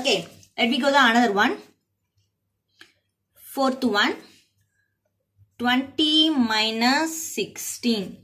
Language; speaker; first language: English; non-native, local second language; Tamil